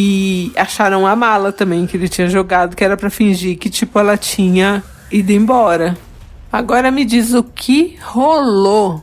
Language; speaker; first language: Portuguese; native; Portuguese